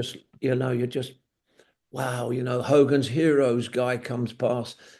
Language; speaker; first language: English; native; English